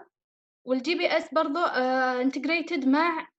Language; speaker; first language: Arabic; native; Arabic